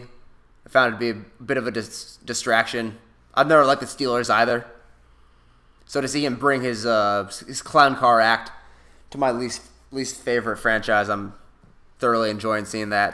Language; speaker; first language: English; native; English